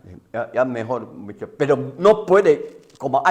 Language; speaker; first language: Spanish; non-native, learner; Chinese